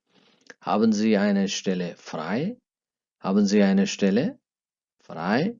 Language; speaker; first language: German; non-native, fluent; Urdu